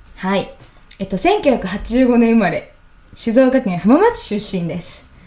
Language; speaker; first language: Japanese; native; Japanese